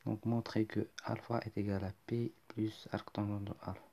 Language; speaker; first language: French; non-native, local second language; Arabic